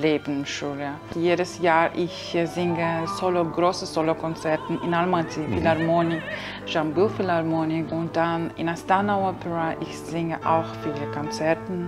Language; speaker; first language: German; non-native, learner; Kazakh